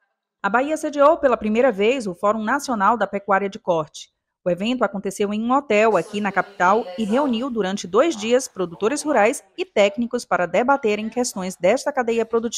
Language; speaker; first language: Portuguese; native; Portuguese